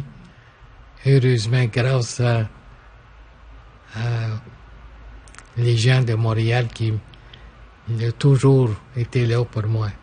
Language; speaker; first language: French; non-native, local second language; English